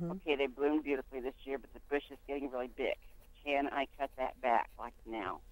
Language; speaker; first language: English; native; English